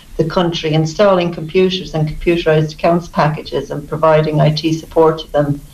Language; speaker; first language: English; native; English